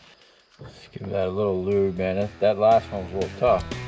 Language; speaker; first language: English; native; English